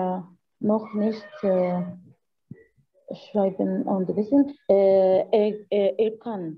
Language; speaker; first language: German; non-native, learner; Arabic